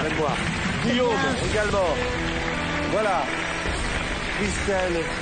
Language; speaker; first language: French; native; French